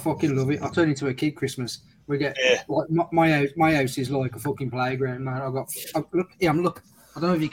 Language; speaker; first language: English; native; English